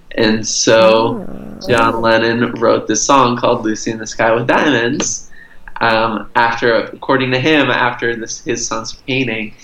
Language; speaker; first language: English; early bilingual, other home language; Portuguese